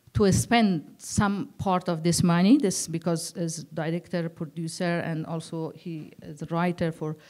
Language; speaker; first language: English; non-native, learner; Persian